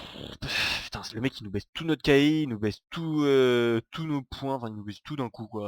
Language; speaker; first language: French; native; French